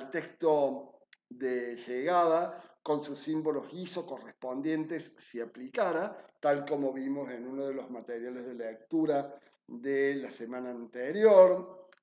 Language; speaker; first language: Spanish; native; Spanish